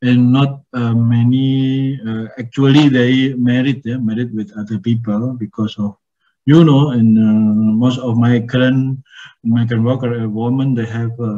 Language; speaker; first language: English; non-native, learner; Indonesian